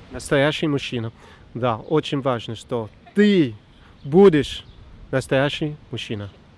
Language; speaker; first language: Russian; non-native, learner; English